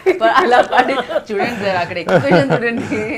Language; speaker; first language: Telugu; native; Telugu